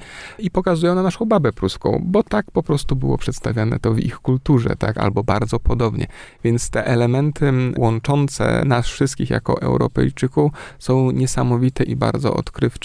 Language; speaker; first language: Polish; native; Polish